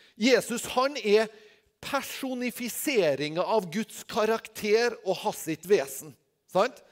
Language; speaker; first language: Norwegian; native; Norwegian